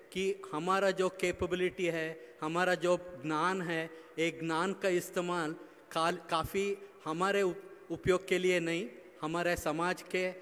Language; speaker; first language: Hindi; non-native, local second language; Kannada